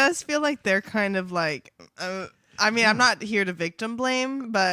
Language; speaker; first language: English; native; English